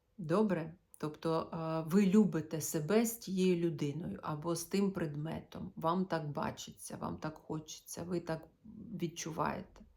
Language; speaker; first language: Ukrainian; non-native, local second language; Russian